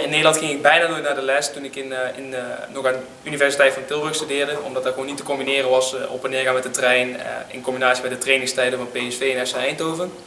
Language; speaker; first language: Dutch; native; Dutch